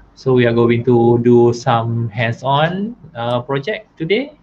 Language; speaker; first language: English; non-native, local second language; Malay